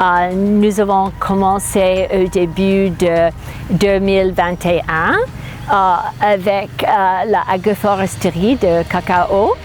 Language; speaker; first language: French; non-native, fluent; English